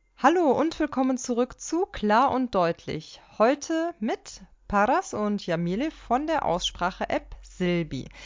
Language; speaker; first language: German; native; German